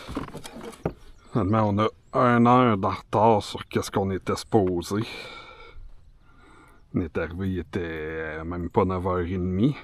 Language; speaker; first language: French; native; French